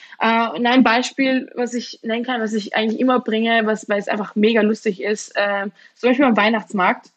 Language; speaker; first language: German; early bilingual, other home language; Georgian